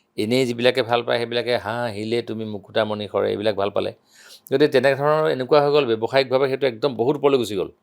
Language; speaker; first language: Assamese; native; Assamese